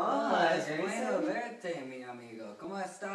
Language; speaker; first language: Spanish; non-native, learner; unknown